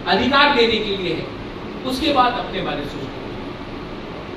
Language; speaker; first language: Hindi; non-native, local second language; Bangla